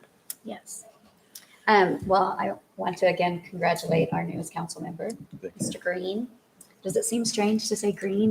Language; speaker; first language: English; native; English